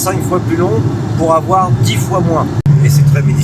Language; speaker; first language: French; native; French